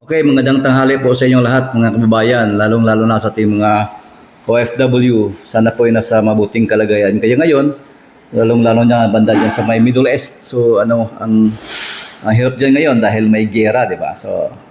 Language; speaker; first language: Filipino; non-native, local second language; Cebuano